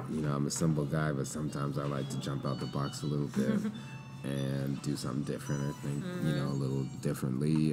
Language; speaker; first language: English; native; English